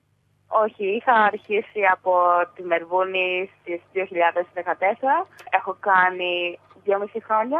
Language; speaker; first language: Greek; early bilingual, heritage; Greek